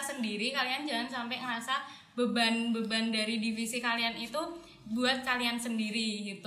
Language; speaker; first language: Indonesian; native; Indonesian